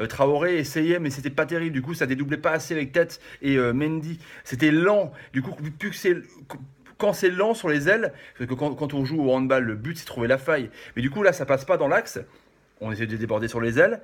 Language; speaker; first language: French; native; French